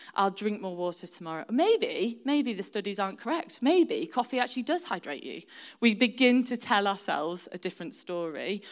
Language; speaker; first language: English; native; English